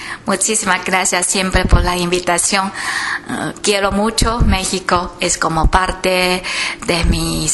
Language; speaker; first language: Spanish; non-native, fluent; Chinese